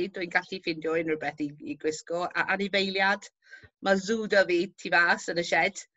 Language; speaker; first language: Welsh; non-native, local second language; English